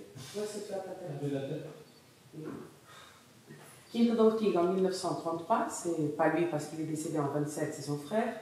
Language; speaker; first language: French; non-native, fluent; Portuguese